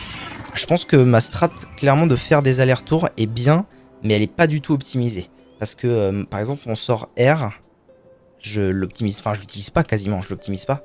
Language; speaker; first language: French; native; French